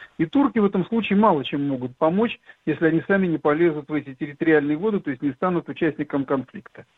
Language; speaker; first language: Russian; native; Russian